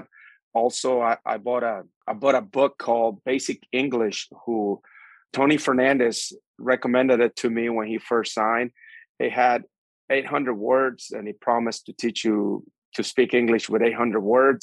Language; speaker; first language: English; non-native, fluent; Spanish